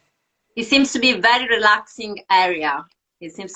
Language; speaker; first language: English; non-native, fluent; Italian